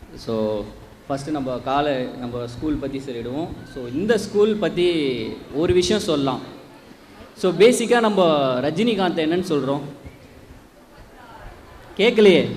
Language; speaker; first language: Tamil; native; Tamil